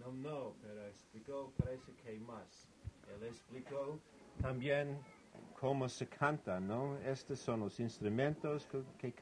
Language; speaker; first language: Spanish; non-native, fluent; English